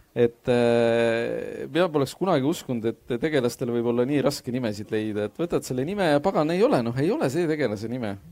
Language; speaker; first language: Estonian; native; Estonian